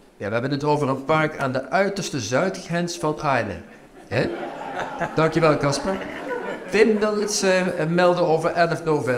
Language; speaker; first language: Dutch; native; Dutch